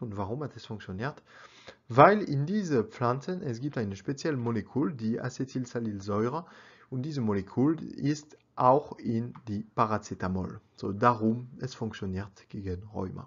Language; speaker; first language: German; non-native, learner; French